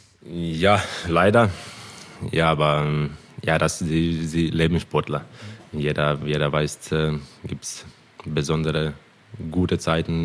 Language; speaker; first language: German; non-native, fluent; Croatian